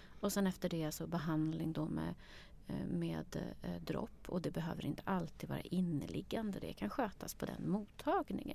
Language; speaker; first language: Swedish; native; Swedish